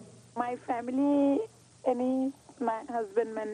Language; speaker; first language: Hindi; non-native, learner; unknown